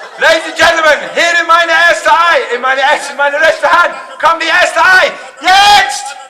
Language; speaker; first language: German; non-native, fluent; English